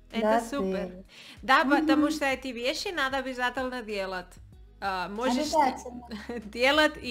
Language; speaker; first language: Russian; non-native, learner; Spanish